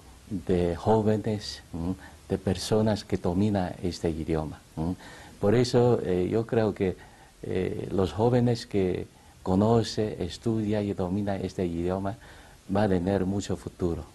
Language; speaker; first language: Spanish; non-native, fluent; Chinese